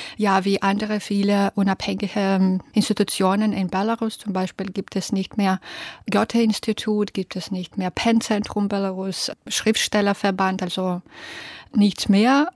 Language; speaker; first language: German; non-native, fluent; Belarusian